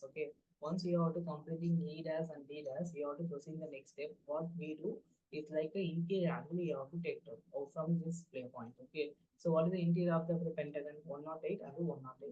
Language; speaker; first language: English; non-native, local second language; Tamil